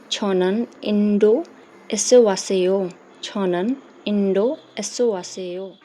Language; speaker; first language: Korean; non-native, learner; Hindi